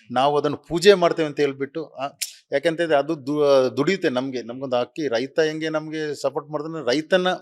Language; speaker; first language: Kannada; non-native, local second language; Tulu